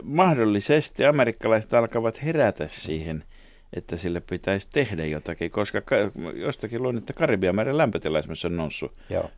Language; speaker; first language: Finnish; native; Finnish